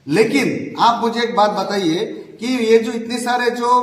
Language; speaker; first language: Hindi; non-native, local second language; Bangla